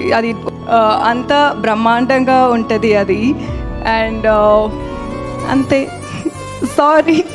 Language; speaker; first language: Telugu; non-native, learner; Tamil